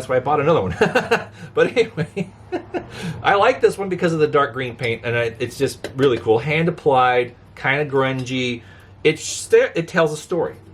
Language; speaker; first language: English; native; English